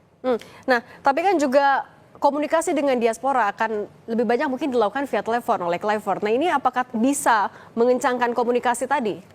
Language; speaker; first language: Indonesian; native; Indonesian